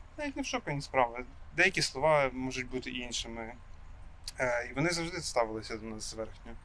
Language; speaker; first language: Ukrainian; non-native, local second language; Russian